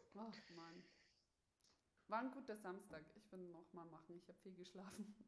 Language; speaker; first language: German; native; German